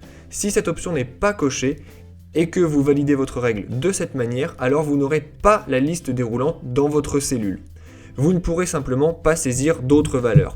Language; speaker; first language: French; native; French